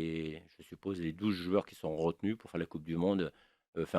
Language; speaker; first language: French; native; French